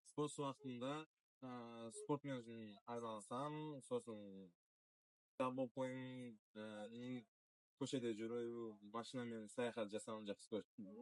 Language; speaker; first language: Kazakh; early bilingual, other home language; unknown